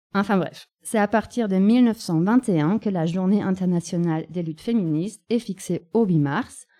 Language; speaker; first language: French; non-native, fluent; German